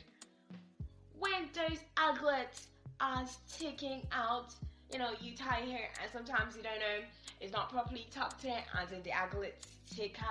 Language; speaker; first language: English; non-native, local second language; Yoruba